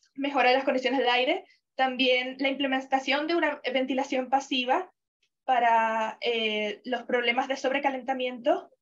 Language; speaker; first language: Spanish; non-native, fluent; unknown